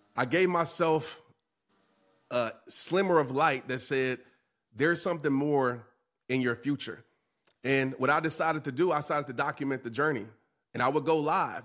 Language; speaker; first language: English; native; English